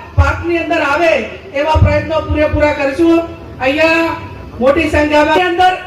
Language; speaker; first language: Gujarati; native; Gujarati